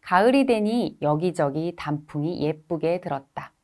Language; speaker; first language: Korean; native; Korean